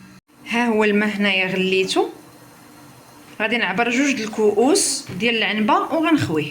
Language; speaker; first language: Arabic; native; Arabic